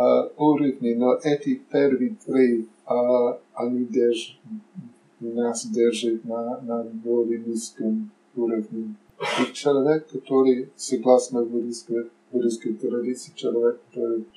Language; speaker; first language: Russian; non-native, fluent; English